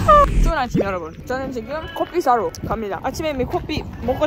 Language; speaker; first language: Korean; non-native, fluent; Estonian